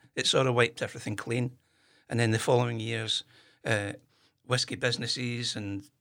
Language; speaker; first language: English; native; English